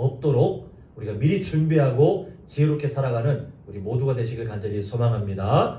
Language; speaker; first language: Korean; native; Korean